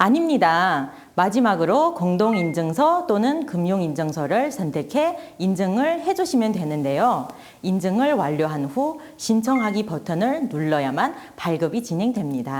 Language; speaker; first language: Korean; non-native, fluent; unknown